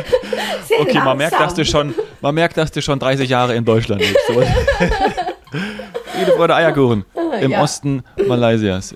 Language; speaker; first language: German; native; German